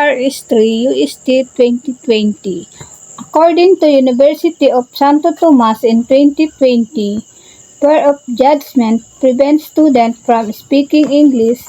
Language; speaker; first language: English; non-native, local second language; Filipino